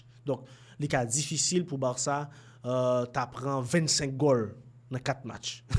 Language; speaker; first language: French; non-native, local second language; Haitian Creole